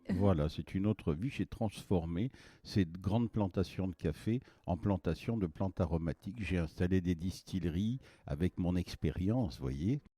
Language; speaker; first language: French; native; French